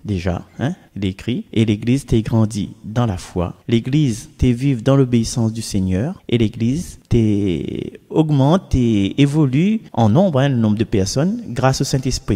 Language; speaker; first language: French; non-native, local second language; Réunion Creole French